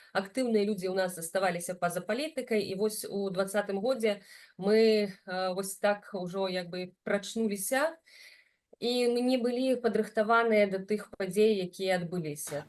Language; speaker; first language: Belarusian; non-native, local second language; Russian